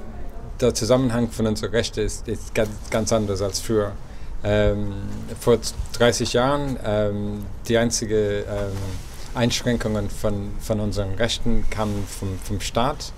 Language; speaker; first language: German; non-native, fluent; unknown